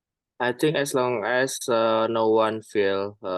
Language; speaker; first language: English; non-native, fluent; Indonesian